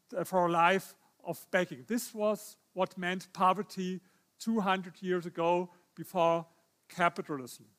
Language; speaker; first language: English; non-native, fluent; German